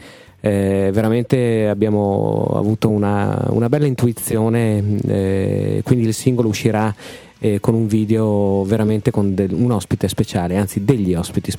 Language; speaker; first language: Italian; native; Italian